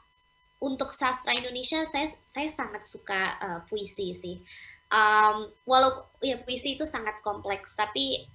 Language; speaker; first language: Indonesian; early bilingual, heritage; English